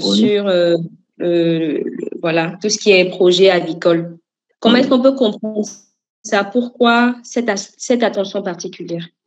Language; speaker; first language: French; native; French